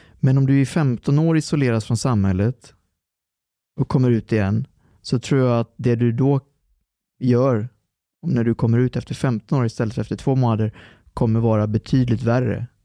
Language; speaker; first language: Swedish; early bilingual, other home language; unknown